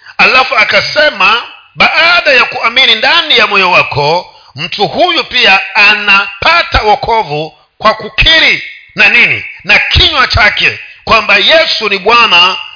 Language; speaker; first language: Swahili; non-native, local second language; Giryama